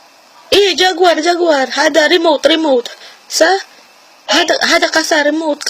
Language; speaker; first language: Arabic; non-native, learner; Filipino